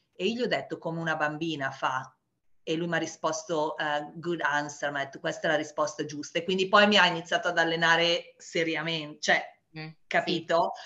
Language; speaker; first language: Italian; native; Italian